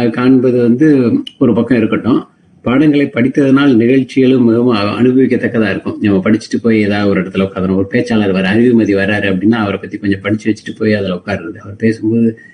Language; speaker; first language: Tamil; native; Tamil